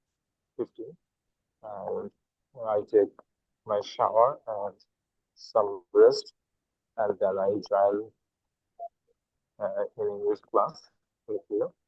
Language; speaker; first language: English; non-native, learner; Bangla